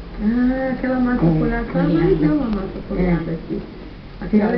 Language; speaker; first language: Portuguese; native; Portuguese